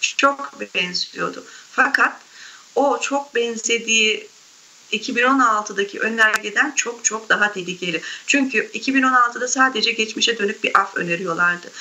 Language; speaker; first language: Turkish; native; Turkish